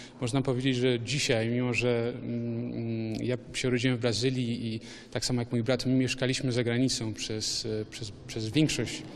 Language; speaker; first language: Polish; early bilingual, heritage; Polish